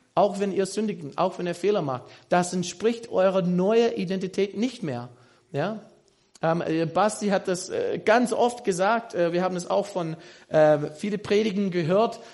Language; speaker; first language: German; non-native, fluent; English